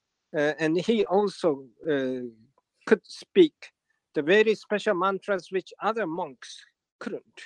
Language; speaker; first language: English; non-native, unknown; Japanese